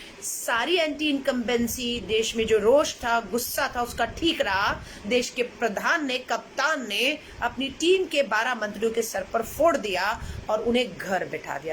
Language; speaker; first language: Hindi; native; Hindi